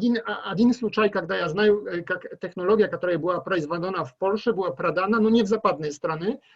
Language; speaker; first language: Russian; non-native, learner; Polish